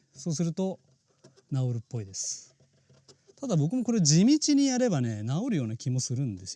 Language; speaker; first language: Japanese; native; Japanese